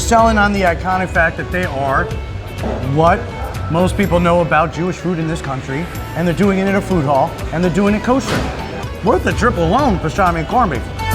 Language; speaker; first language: English; native; English